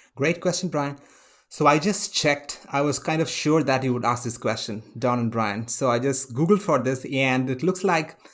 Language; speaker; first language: English; non-native, local second language; Malayalam